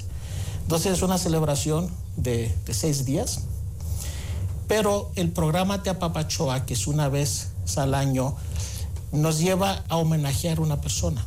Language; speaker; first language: Spanish; non-native, fluent; Greek